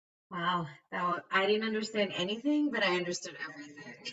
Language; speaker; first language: English; native; English